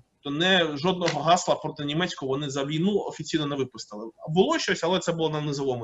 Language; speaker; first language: Ukrainian; native; Ukrainian